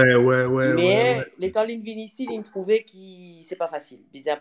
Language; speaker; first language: French; non-native, local second language; Morisyen